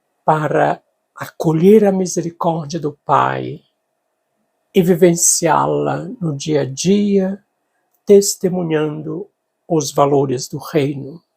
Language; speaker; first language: Portuguese; native; Portuguese